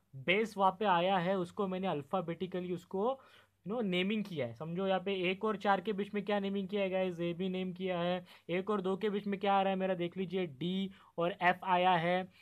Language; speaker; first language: Hindi; non-native, local second language; Marathi